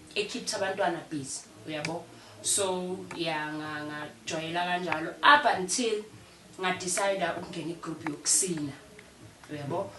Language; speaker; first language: Zulu; native; Zulu